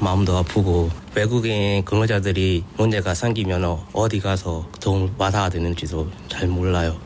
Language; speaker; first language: Korean; non-native, fluent; Burmese